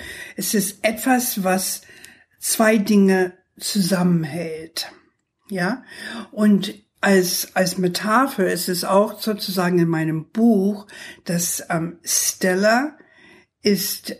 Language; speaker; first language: German; non-native, fluent; English